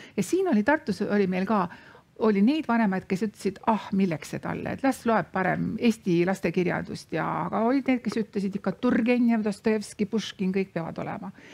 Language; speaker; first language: Estonian; non-native, fluent; Lithuanian